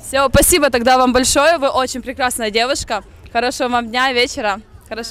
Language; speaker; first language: Russian; native; Russian